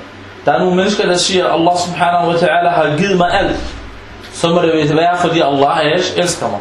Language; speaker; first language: Danish; non-native, fluent; Arabic